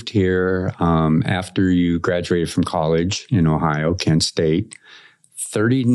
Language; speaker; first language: English; native; English